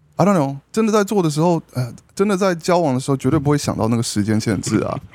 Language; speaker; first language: Chinese; early bilingual, heritage; Chinese